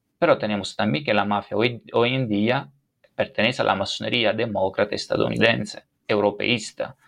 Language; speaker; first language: Spanish; non-native, fluent; Italian